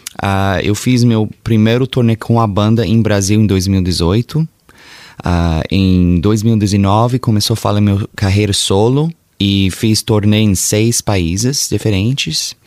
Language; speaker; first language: Portuguese; early bilingual, heritage; Portuguese